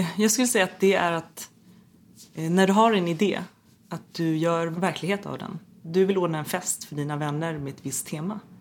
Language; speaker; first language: Swedish; early bilingual, other home language; Persian